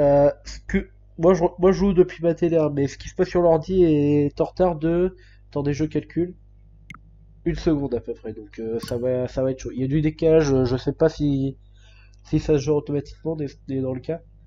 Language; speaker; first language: French; native; French